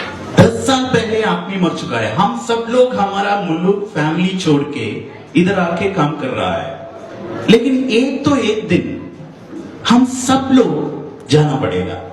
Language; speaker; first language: Hindi; non-native, learner; Nepali